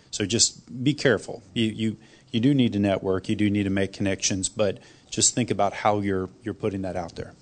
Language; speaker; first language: English; non-native, fluent; Korean